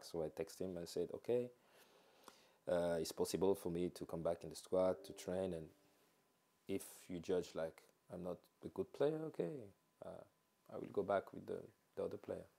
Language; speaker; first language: English; non-native, fluent; French